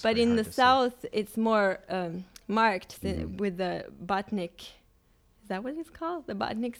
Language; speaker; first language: English; non-native, fluent; Swedish